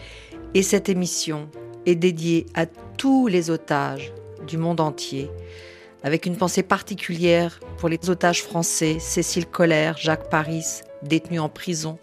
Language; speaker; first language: French; native; French